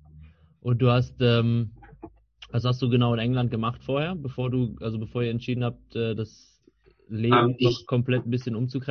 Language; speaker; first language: German; native; German